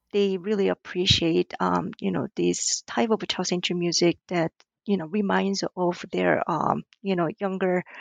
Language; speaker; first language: English; non-native, fluent; Korean